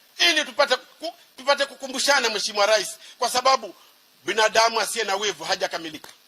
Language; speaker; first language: Swahili; native; Swahili